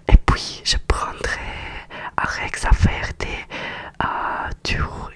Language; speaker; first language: French; non-native, learner; Russian